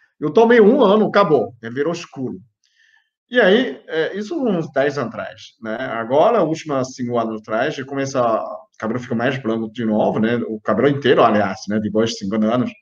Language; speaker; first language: Portuguese; non-native, fluent; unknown